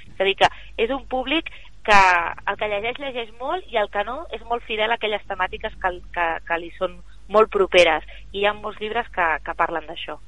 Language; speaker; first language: Catalan; native; Catalan